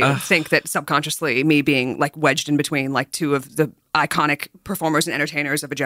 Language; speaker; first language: English; native; English